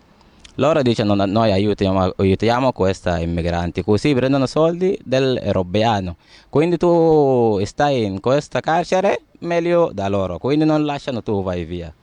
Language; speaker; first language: Italian; non-native, learner; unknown